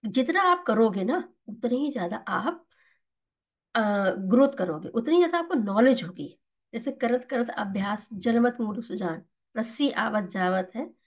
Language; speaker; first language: Hindi; native; Hindi